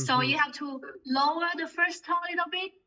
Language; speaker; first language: English; non-native, fluent; Chinese